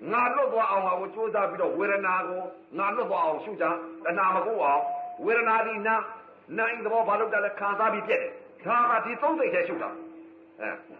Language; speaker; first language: Burmese; native; Burmese